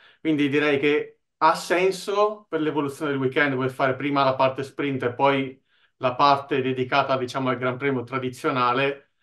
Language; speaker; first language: Italian; native; Italian